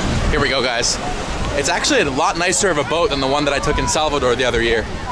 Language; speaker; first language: English; native; English